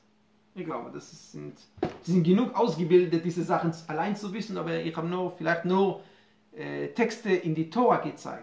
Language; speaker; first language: German; non-native, fluent; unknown